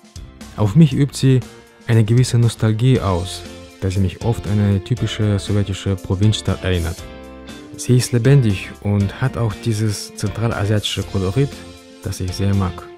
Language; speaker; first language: German; native; German